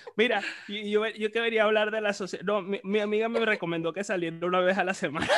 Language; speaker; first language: Spanish; native; Spanish